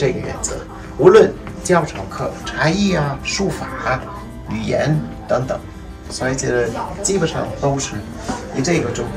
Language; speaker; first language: Chinese; non-native, fluent; Russian